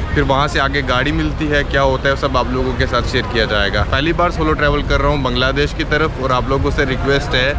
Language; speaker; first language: Hindi; native; Hindi